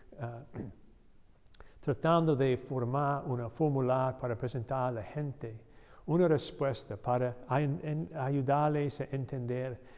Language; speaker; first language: Spanish; non-native, learner; English